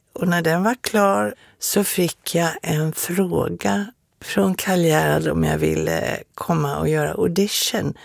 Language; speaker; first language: Swedish; early bilingual, other home language; Finnish